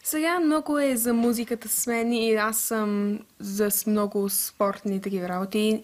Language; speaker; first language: Bulgarian; early bilingual, heritage; English